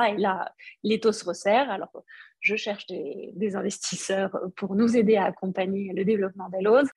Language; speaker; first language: French; non-native, local second language; Arabic